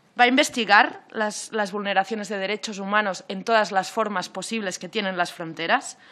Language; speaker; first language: Spanish; non-native, local second language; Catalan